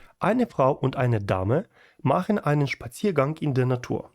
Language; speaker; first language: German; non-native, fluent; Ukrainian